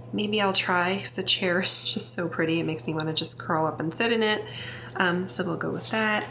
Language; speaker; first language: English; native; English